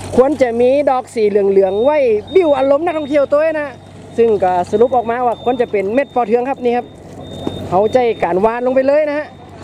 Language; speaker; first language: Thai; native; Thai